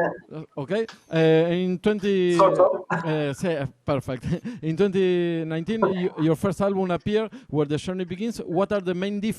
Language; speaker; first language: English; non-native, fluent; Spanish